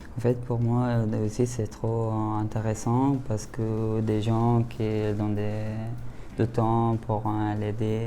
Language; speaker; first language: French; non-native, learner; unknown